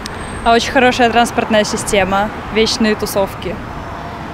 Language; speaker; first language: Russian; native; Russian